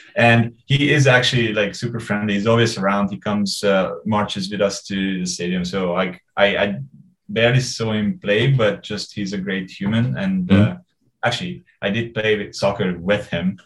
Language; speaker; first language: English; non-native, fluent; Hungarian